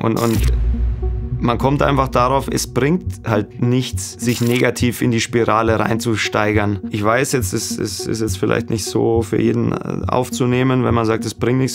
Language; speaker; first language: German; native; German